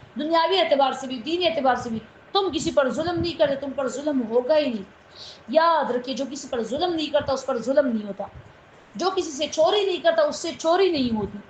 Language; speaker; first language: Urdu; non-native, local second language; Pashto